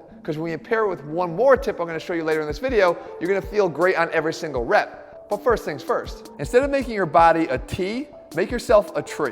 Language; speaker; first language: English; native; English